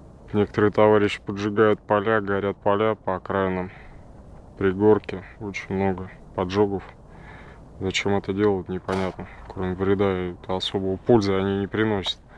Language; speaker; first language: Russian; native; Russian